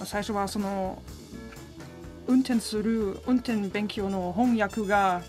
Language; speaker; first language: Japanese; non-native, learner; German